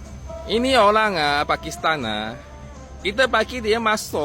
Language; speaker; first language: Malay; non-native, local second language; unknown